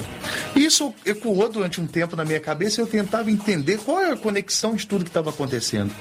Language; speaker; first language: Portuguese; native; Portuguese